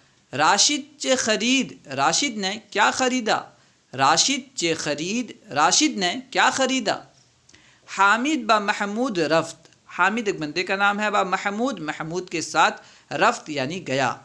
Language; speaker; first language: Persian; non-native, fluent; Urdu